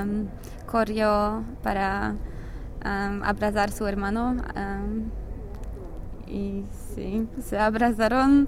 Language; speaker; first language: Spanish; non-native, learner; English